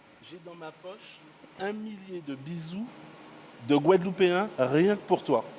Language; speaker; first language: French; native; French